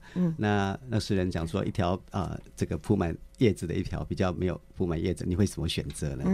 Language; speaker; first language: Chinese; native; Chinese